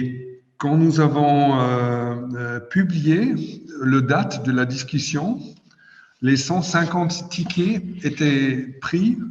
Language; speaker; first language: French; non-native, fluent; German